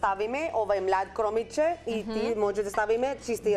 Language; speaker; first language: Macedonian; non-native, learner; Filipino